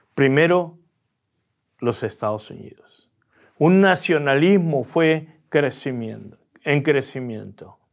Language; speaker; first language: Spanish; early bilingual, other home language; Korean